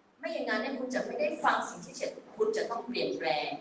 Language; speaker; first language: Thai; native; Thai